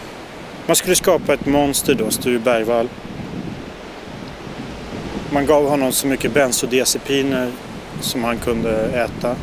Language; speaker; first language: Swedish; native; Swedish